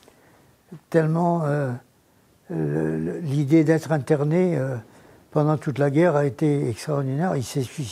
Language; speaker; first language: French; non-native, fluent; Greek